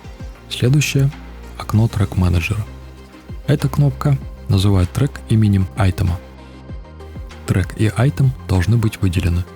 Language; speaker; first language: Russian; native; Russian